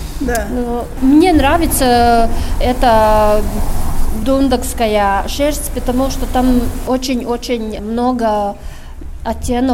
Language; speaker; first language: Russian; non-native, local second language; Latvian